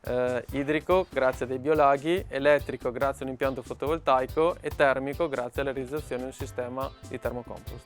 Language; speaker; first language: Italian; native; Italian